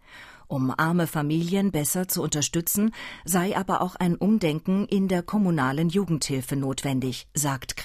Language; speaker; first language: German; native; German